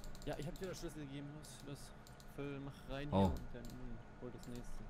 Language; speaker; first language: German; native; German